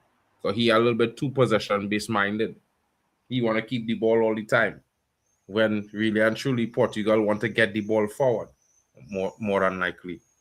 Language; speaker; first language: English; native; English